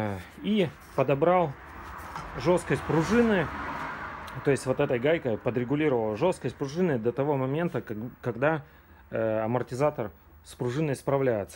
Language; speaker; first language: Russian; native; Russian